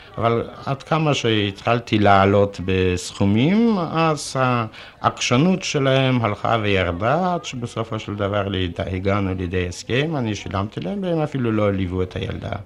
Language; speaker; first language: Hebrew; non-native, fluent; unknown